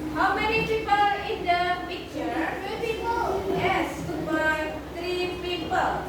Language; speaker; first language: English; non-native, learner; Indonesian